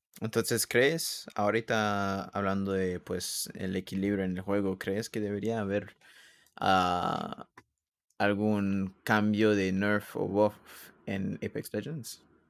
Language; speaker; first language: Spanish; early bilingual, heritage; Spanish